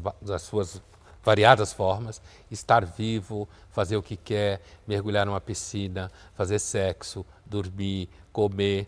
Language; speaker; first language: Portuguese; native; Portuguese